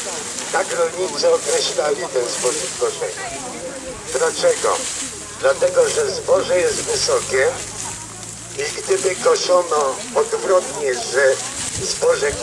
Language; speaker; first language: Polish; native; Polish